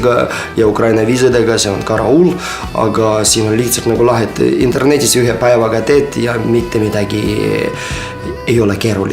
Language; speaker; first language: Estonian; non-native, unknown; Ukrainian